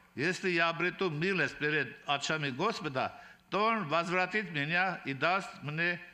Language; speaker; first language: Russian; non-native, local second language; Armenian